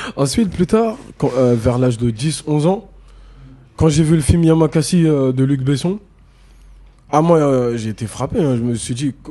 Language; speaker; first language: French; native; French